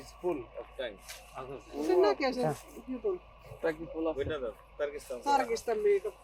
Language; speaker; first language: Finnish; non-native, learner; Bangla